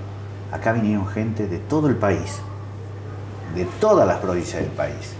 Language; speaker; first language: Spanish; native; Spanish